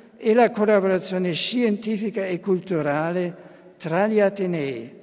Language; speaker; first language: Italian; non-native, fluent; German